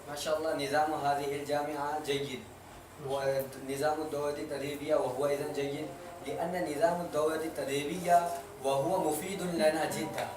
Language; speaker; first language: Arabic; non-native, learner; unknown